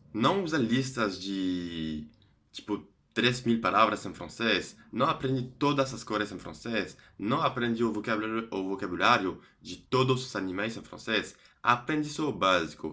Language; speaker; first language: Portuguese; non-native, fluent; French